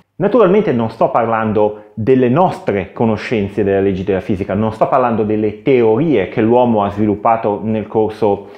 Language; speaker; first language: Italian; native; Italian